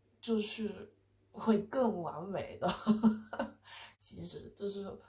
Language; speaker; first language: Chinese; non-native, fluent; English